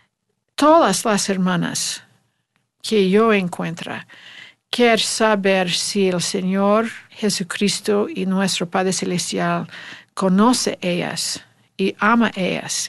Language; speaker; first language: Spanish; non-native, learner; English